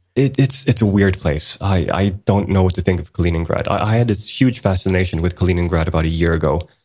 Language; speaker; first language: English; early bilingual, other home language; Swedish